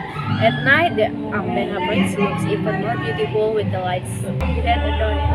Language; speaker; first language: English; non-native, learner; Indonesian